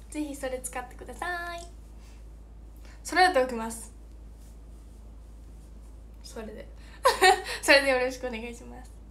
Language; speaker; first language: Japanese; native; Japanese